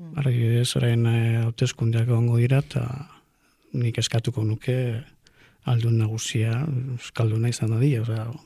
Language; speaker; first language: Basque; non-native, local second language; Spanish